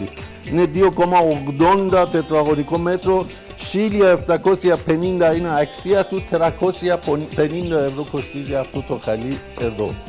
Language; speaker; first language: Greek; non-native, fluent; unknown